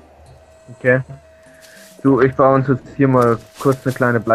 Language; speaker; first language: German; native; German